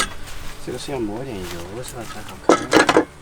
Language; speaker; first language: Chinese; native; Chinese